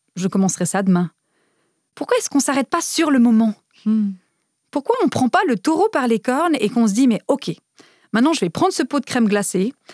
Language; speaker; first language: French; non-native, fluent; Romanian